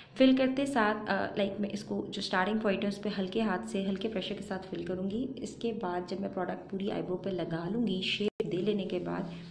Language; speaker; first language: Urdu; native; Urdu